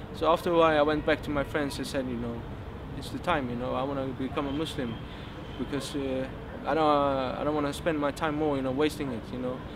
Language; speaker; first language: English; non-native, fluent; Swedish